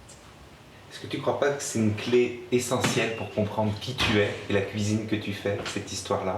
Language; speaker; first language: French; native; French